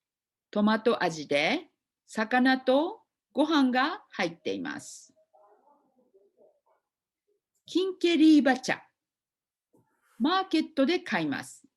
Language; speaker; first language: Japanese; non-native, fluent; English